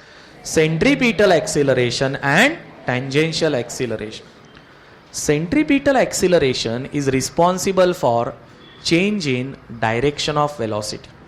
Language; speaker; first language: English; non-native, local second language; Marathi